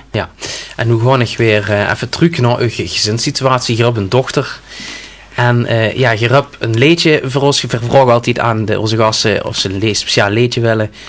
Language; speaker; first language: Dutch; native; Dutch